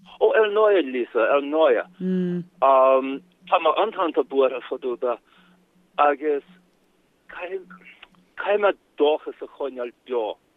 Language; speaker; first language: Irish; native; Irish